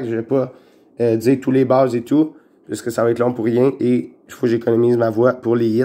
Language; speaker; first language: French; native; French